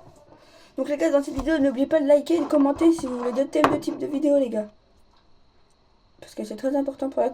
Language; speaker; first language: French; native; French